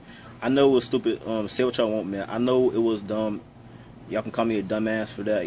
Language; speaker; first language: English; native; English